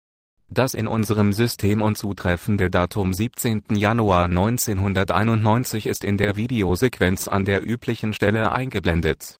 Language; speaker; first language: German; native; German